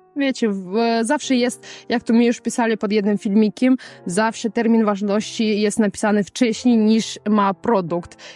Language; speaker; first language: Polish; non-native, fluent; Kazakh